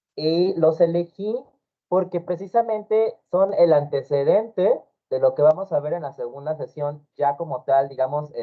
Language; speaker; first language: Spanish; native; Spanish